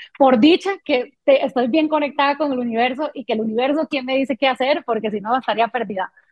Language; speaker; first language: Spanish; early bilingual, other home language; French